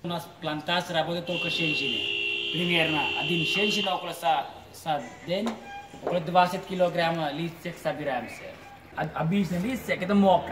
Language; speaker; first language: Russian; non-native, learner; Sinhala